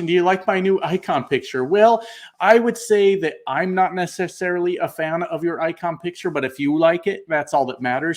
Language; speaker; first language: English; native; English